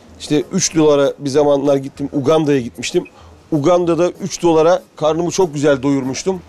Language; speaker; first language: Turkish; native; Turkish